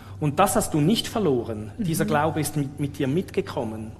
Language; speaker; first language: German; native; German